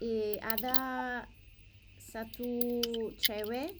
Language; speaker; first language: Indonesian; non-native, learner; English